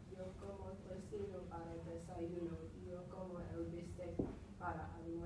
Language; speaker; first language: Spanish; non-native, learner; English